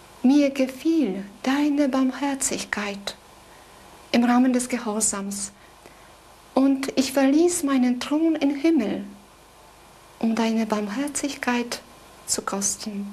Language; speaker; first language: German; non-native, fluent; Polish